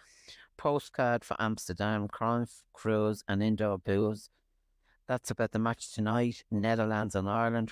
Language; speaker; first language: English; native; English